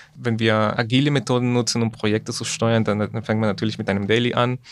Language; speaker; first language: German; non-native, fluent; Spanish